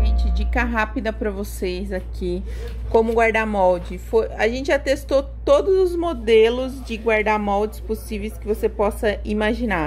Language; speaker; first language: Portuguese; native; Portuguese